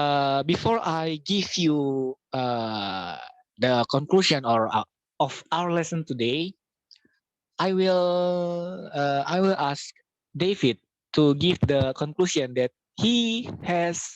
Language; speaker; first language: English; non-native, local second language; Indonesian